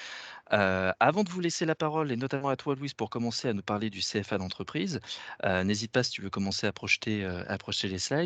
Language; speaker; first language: French; native; French